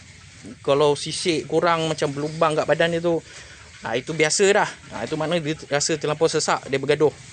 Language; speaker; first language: Malay; native; Malay